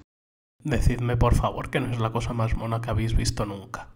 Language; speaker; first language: Spanish; native; Spanish